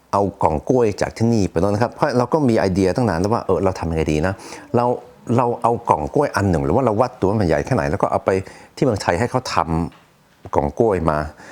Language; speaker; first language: Thai; non-native, fluent; Swedish